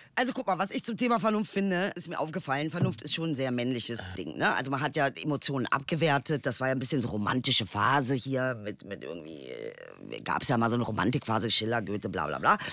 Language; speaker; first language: German; early bilingual, other home language; Turkish